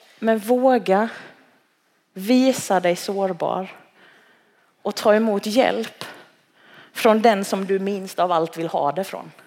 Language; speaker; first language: Swedish; early bilingual, other home language; Cantonese